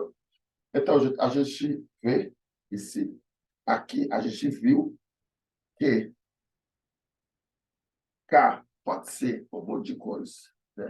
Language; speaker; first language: Portuguese; non-native, fluent; Haitian Creole